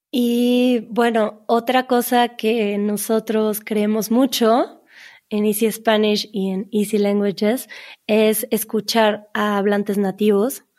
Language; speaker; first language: Spanish; native; Spanish